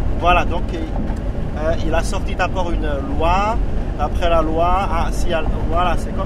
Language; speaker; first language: French; non-native, fluent; Chinese